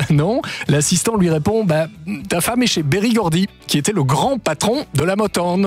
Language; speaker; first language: French; native; French